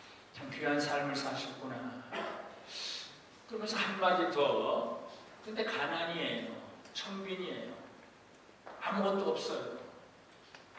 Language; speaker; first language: Korean; native; Korean